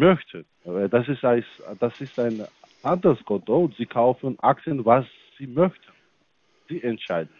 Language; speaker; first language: German; non-native, fluent; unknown